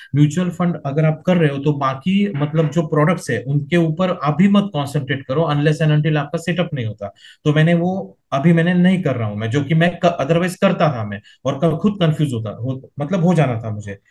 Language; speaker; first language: Hindi; non-native, local second language; Marathi